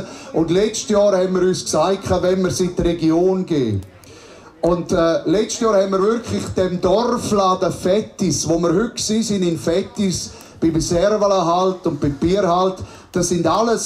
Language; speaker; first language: German; native; German